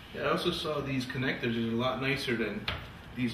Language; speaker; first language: English; native; English